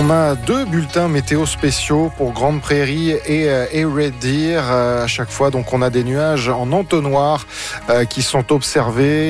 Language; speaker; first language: French; native; French